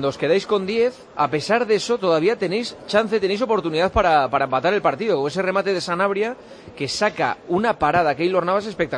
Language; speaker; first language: Spanish; native; Spanish